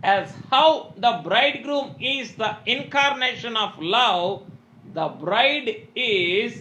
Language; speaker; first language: English; non-native, local second language; Telugu